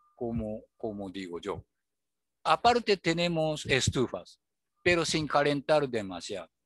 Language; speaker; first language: Spanish; non-native, fluent; Japanese